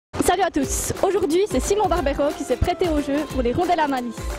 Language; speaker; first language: French; native; French